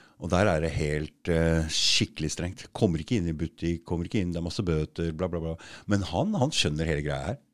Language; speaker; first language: Norwegian; native; Norwegian